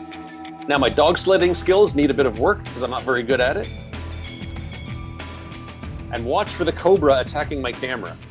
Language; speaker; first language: English; native; English